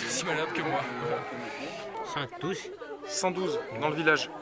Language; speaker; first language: French; native; French